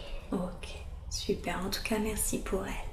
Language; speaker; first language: French; native; French